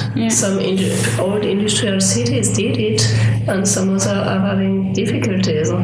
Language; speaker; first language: English; non-native, fluent; French